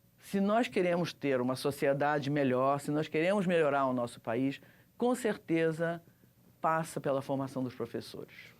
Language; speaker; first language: Portuguese; early bilingual, other home language; Russian